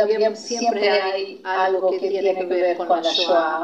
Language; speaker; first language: Spanish; non-native, fluent; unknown